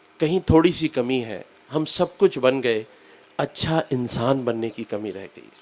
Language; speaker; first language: Urdu; native; Urdu